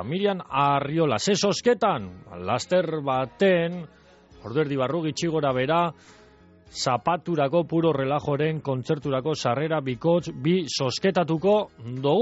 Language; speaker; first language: Basque; native; Basque